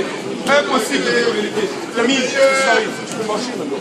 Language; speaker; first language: French; native; French